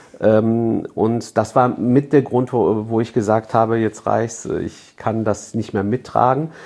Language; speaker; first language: German; early bilingual, other home language; Turkish